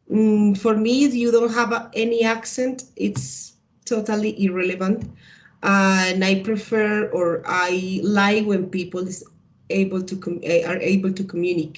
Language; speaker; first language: English; non-native, learner; Spanish